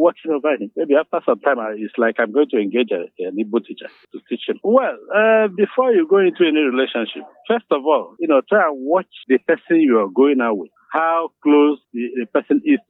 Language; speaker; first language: English; non-native, local second language; Igbo